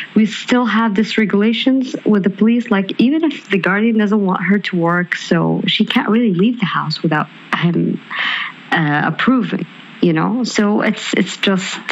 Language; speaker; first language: English; non-native, fluent; Arabic